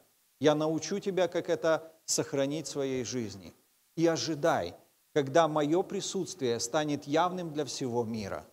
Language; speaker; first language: Russian; native; Russian